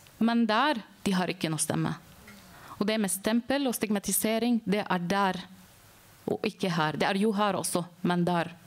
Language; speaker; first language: Norwegian; non-native, fluent; Arabic